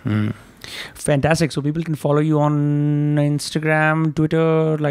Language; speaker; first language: English; non-native, local second language; Hindi